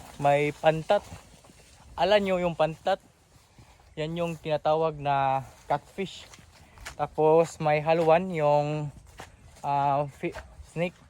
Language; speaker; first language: Filipino; non-native, local second language; Cebuano